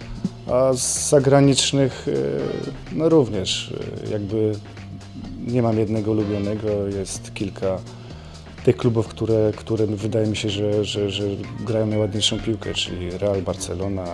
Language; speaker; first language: Polish; native; Polish